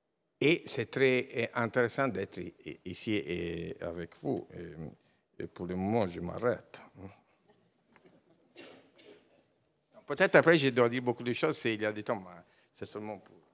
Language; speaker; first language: French; non-native, learner; Italian